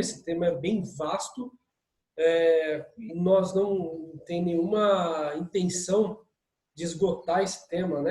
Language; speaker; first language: Portuguese; native; Portuguese